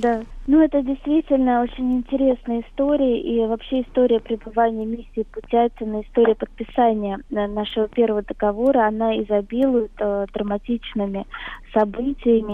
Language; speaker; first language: Russian; native; Russian